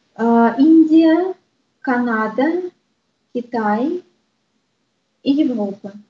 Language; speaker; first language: Russian; native; Russian